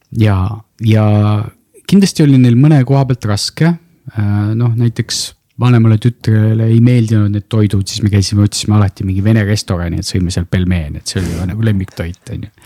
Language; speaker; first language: Estonian; non-native, local second language; Russian